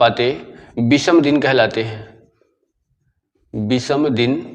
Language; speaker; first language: Hindi; native; Hindi